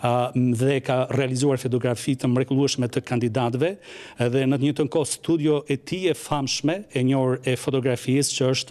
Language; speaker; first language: Albanian; native; Albanian